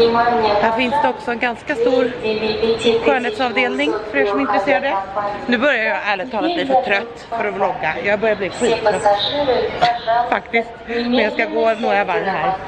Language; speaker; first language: Swedish; native; Swedish